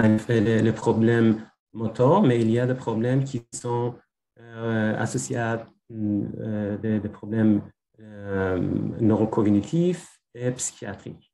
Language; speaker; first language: French; non-native, fluent; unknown